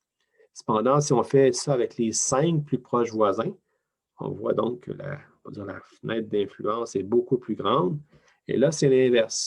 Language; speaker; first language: French; native; French